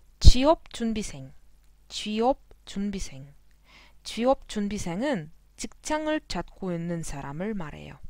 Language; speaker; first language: Korean; non-native, fluent; Russian